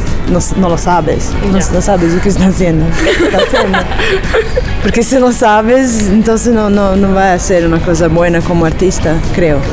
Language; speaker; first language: Spanish; non-native, learner; Portuguese